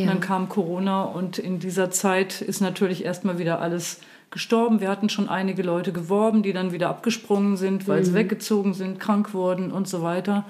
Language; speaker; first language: German; native; German